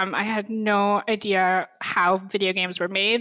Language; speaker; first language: English; native; English